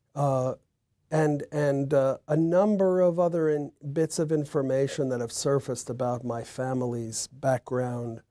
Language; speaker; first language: English; native; English